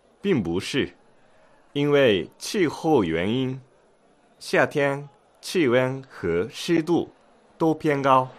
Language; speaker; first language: Chinese; non-native, fluent; Japanese